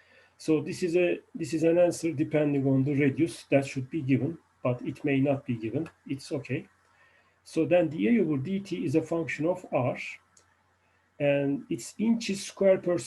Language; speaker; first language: English; non-native, fluent; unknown